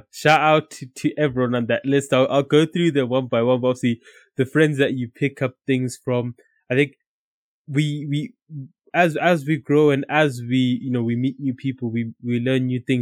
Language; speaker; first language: English; non-native, local second language; Shona